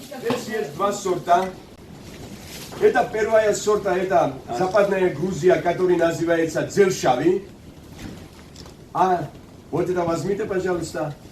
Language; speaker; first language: Russian; non-native, fluent; Georgian